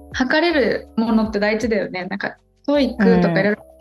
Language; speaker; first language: Japanese; non-native, local second language; Portuguese